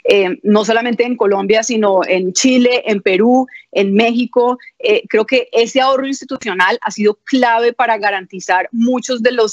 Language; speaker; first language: Spanish; native; Spanish